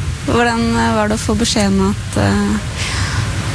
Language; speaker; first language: Norwegian; native; Norwegian